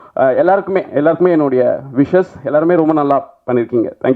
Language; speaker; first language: Tamil; native; Tamil